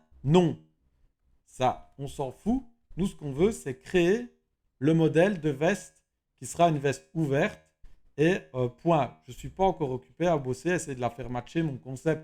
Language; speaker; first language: French; native; French